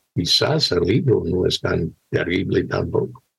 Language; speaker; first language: Spanish; non-native, fluent; English